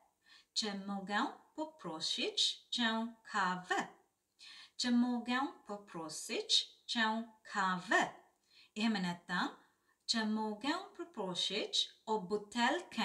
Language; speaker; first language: Polish; non-native, fluent; Sinhala